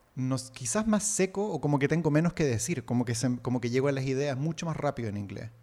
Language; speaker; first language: Spanish; native; Spanish